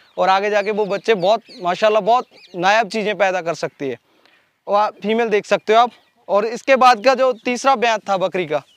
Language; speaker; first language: Hindi; non-native, local second language; Punjabi